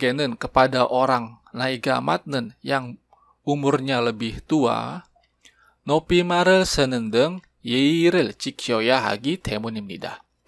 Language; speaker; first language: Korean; non-native, fluent; Indonesian